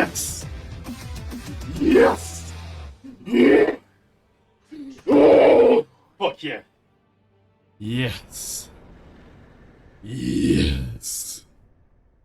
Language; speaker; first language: English; non-native, local second language; French